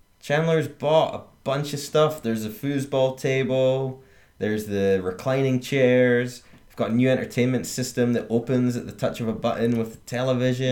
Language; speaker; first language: English; native; English